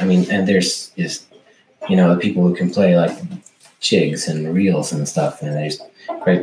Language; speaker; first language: English; non-native, fluent; Swedish